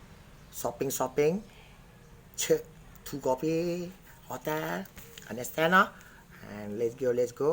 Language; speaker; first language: English; non-native, learner; Indonesian